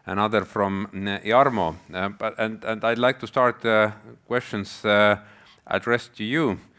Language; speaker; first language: English; non-native, fluent; Estonian